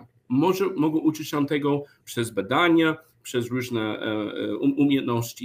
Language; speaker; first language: Polish; non-native, learner; English